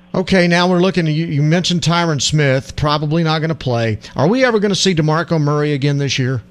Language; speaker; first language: English; native; English